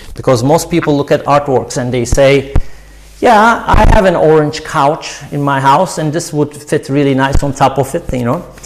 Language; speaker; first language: English; non-native, fluent; Turkish